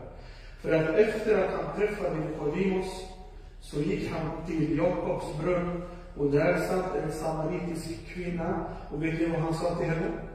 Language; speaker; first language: Swedish; non-native, fluent; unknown